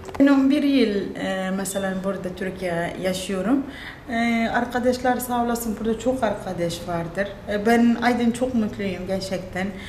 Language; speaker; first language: Turkish; non-native, learner; Arabic